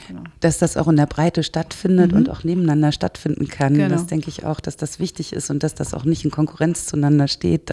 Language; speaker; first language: German; native; German